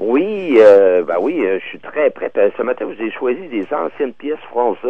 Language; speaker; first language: French; native; French